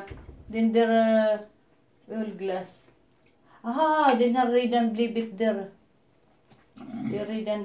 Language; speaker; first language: Swedish; non-native, fluent; Filipino